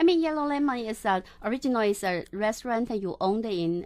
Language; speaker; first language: English; non-native, local second language; Chinese